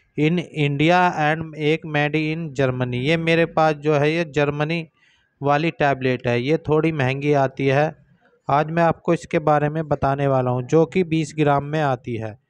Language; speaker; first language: Hindi; native; Hindi